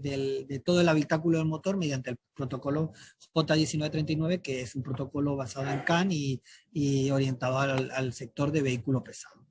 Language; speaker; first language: Spanish; native; Spanish